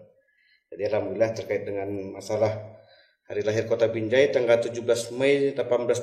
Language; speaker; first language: Indonesian; native; Indonesian